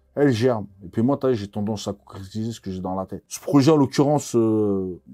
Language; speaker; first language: French; native; French